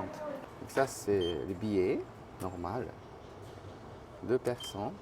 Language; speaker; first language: French; non-native, fluent; Japanese